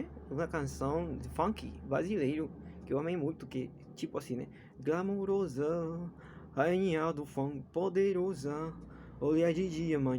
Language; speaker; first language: Portuguese; non-native, fluent; Spanish